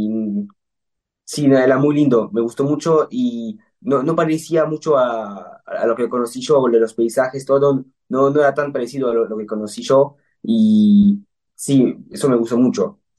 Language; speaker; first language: Spanish; early bilingual, heritage; Spanish